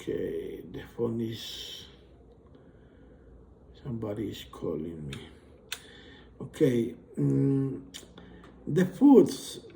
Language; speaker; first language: English; non-native, learner; Spanish